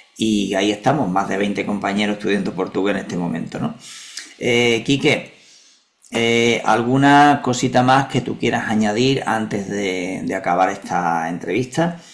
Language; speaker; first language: Spanish; native; Spanish